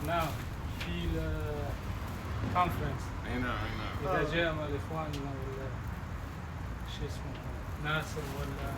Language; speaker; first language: Arabic; non-native, learner; Kyrgyz